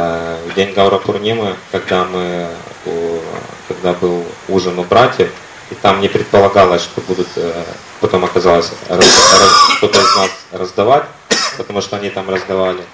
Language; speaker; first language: Russian; native; Russian